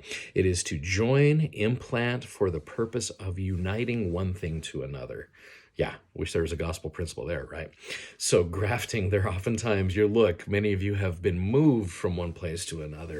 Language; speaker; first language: English; native; English